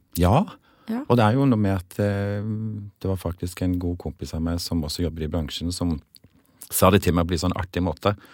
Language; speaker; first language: Norwegian; early bilingual, other home language; English